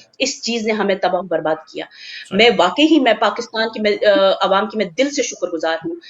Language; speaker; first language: Urdu; non-native, local second language; Kashmiri